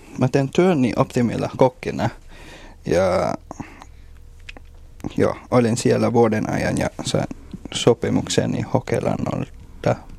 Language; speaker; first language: Finnish; non-native, learner; Filipino